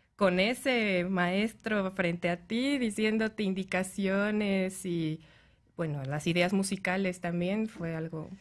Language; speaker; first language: Spanish; native; Spanish